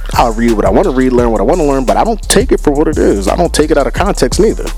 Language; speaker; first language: English; native; English